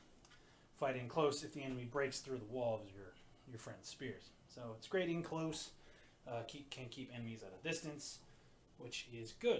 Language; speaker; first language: English; native; English